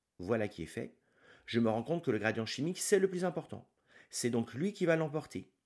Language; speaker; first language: French; native; French